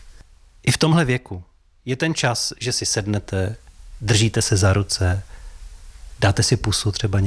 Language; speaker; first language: Czech; native; Czech